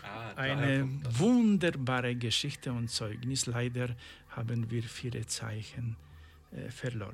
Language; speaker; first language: German; non-native, learner; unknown